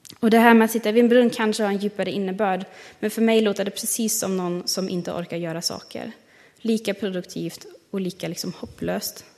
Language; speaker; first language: Swedish; non-native, fluent; German